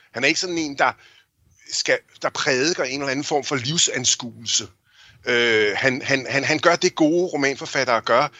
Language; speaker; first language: Danish; native; Danish